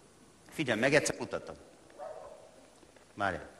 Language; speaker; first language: Hungarian; non-native, learner; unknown